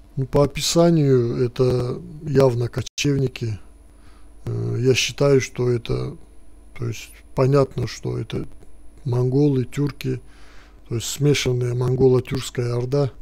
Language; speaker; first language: Russian; non-native, local second language; Turkish